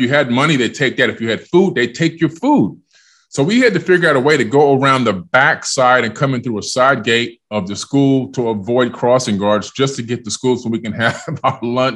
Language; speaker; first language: English; native; English